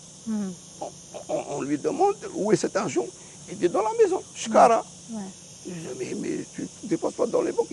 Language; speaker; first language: French; non-native, local second language; Arabic